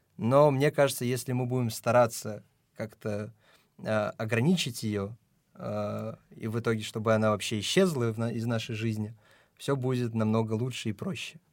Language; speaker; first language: Russian; non-native, local second language; Tajik